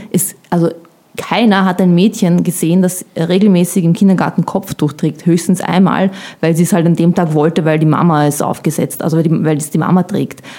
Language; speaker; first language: German; early bilingual, other home language; Bosnian